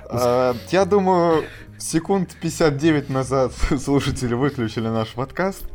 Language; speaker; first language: Russian; native; Russian